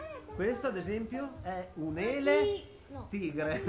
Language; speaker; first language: Italian; native; Italian